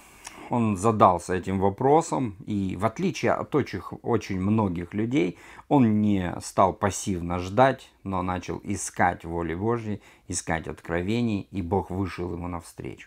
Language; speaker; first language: Russian; native; Russian